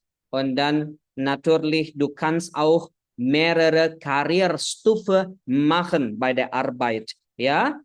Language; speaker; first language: German; non-native, fluent; Indonesian